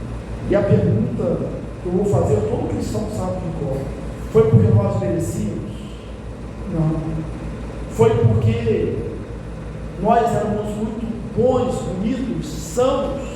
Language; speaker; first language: Portuguese; native; Portuguese